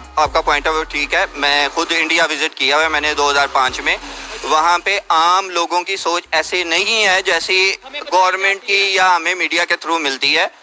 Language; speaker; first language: Urdu; non-native, local second language; Punjabi